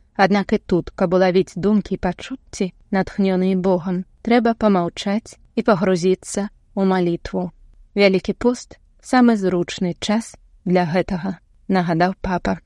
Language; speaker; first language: Belarusian; native; Belarusian